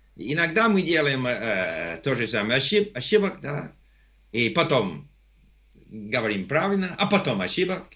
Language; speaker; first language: Russian; non-native, fluent; English